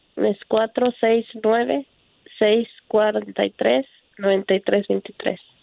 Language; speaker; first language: Spanish; native; Spanish